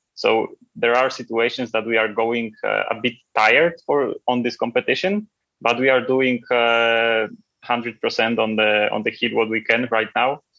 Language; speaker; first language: English; non-native, fluent; Polish